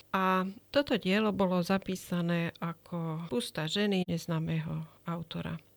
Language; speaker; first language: Slovak; native; Slovak